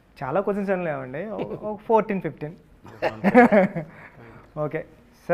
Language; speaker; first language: Telugu; native; Telugu